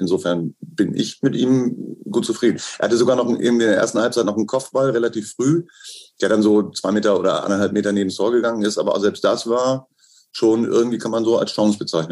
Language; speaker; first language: German; native; German